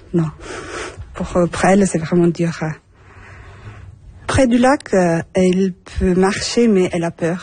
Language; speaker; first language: French; non-native, fluent; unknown